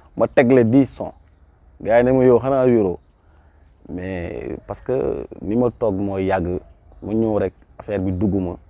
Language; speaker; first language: Wolof; non-native, local second language; Mandingo